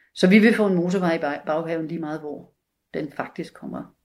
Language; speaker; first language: Danish; native; Danish